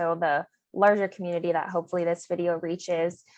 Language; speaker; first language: English; native; English